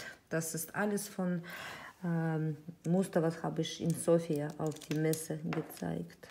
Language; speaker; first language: German; non-native, fluent; Russian